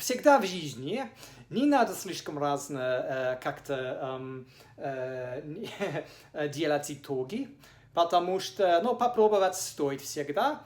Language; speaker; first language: Russian; non-native, fluent; English